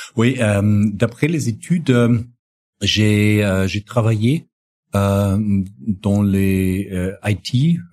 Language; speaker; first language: French; non-native, learner; German